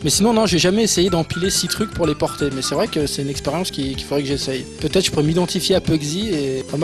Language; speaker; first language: French; native; French